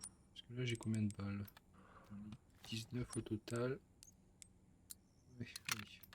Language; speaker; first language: French; native; French